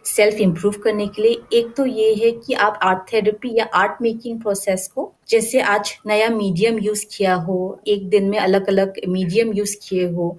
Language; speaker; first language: Hindi; non-native, local second language; Garo